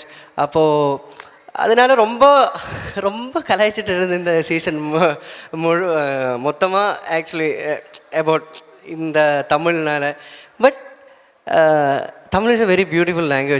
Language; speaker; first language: Tamil; non-native, learner; Malayalam